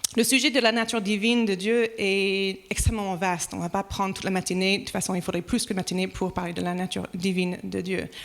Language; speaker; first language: French; non-native, fluent; English